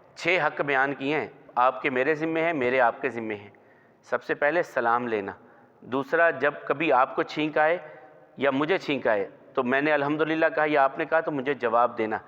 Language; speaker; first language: Urdu; non-native, local second language; Punjabi